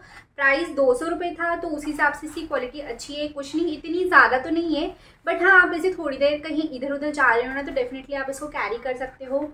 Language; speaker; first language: Hindi; native; Hindi